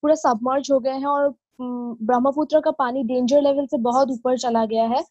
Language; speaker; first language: Hindi; non-native, local second language; Assamese